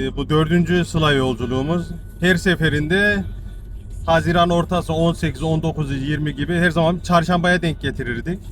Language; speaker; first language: Turkish; early bilingual, heritage; Turkish